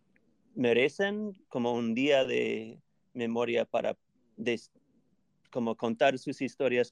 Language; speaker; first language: Spanish; non-native, fluent; English